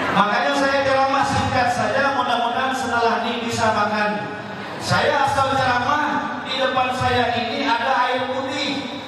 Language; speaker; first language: Indonesian; non-native, local second language; Banjar